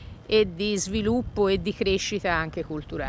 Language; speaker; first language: Italian; native; Italian